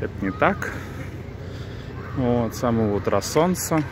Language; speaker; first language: Russian; native; Russian